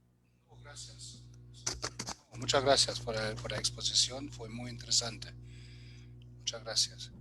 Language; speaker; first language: Spanish; non-native, fluent; German